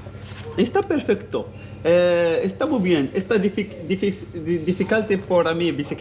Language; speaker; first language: Spanish; non-native, learner; Arabic